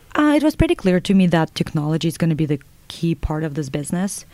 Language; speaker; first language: English; non-native, fluent; Russian